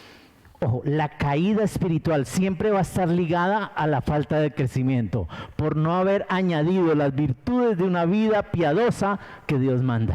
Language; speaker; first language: Spanish; native; Spanish